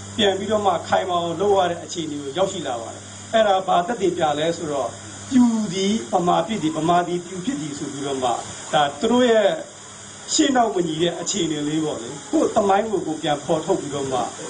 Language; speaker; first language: Burmese; non-native, local second language; Tedim Chin